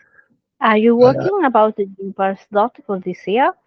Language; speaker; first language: English; non-native, learner; Italian